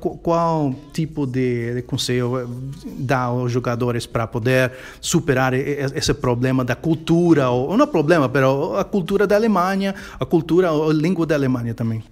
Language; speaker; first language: Portuguese; non-native, fluent; Spanish